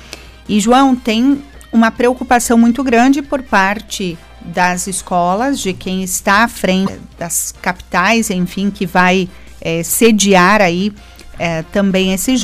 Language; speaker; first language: Portuguese; native; Portuguese